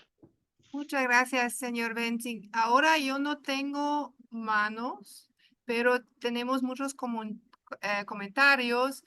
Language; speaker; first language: Spanish; non-native, fluent; German